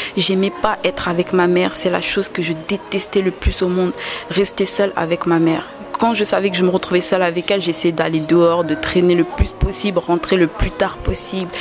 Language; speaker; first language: French; early bilingual, other home language; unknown